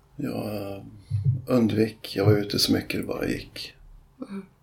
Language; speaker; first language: Swedish; native; Swedish